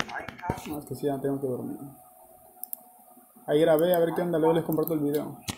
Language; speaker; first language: Spanish; native; Spanish